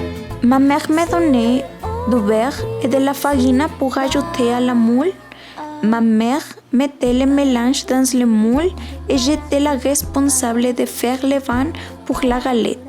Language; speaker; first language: French; non-native, learner; Spanish